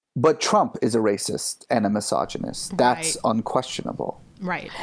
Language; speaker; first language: English; early bilingual, other home language; Persian